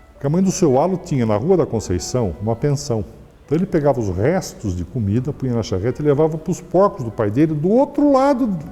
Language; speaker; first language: Portuguese; native; Portuguese